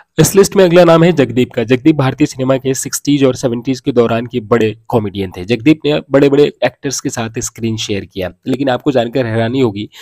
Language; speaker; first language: Hindi; native; Hindi